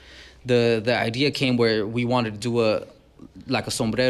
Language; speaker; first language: English; native; English